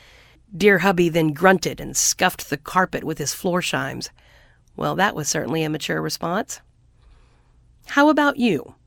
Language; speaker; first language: English; native; English